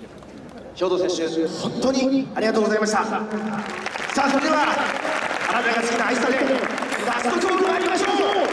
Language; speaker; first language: Japanese; native; Japanese